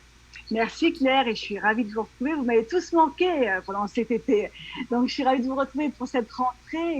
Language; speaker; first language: French; native; French